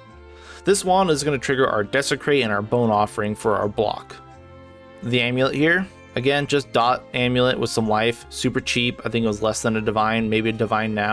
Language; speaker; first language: English; native; English